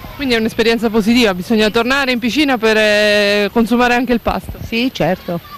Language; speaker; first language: Italian; native; Italian